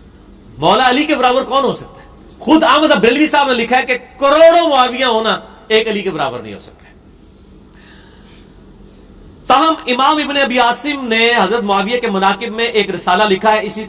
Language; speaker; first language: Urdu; non-native, local second language; Punjabi